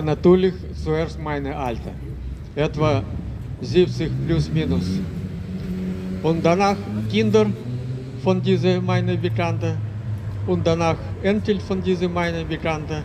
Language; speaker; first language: German; non-native, fluent; Russian